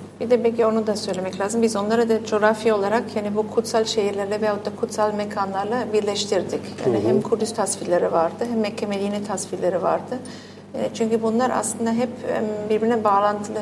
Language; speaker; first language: Turkish; non-native, fluent; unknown